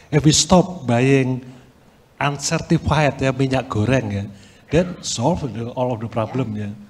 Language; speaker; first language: English; non-native, fluent; Indonesian